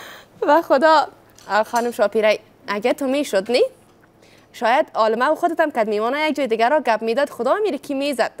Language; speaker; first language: Persian; native; Persian